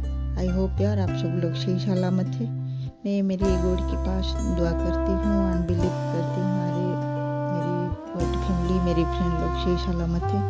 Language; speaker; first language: Hindi; non-native, local second language; Odia